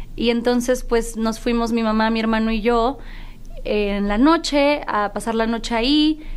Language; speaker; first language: Spanish; native; Spanish